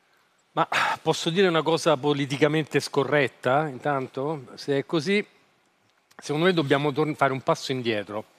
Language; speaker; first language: Italian; native; Italian